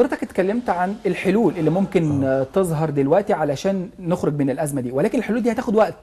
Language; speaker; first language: Arabic; native; Arabic